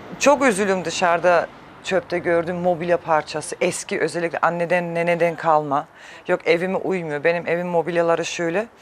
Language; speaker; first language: Turkish; early bilingual, heritage; Turkish